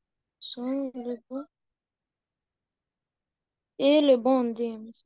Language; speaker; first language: French; non-native, learner; Arabic